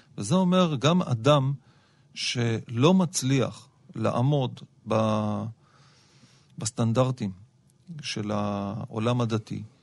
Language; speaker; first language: Hebrew; native; Hebrew